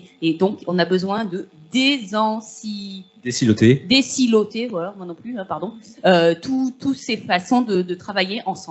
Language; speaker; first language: French; native; French